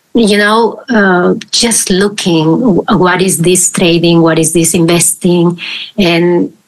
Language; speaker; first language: English; non-native, fluent; Spanish